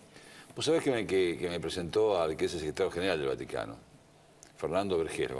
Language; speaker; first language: Spanish; native; Spanish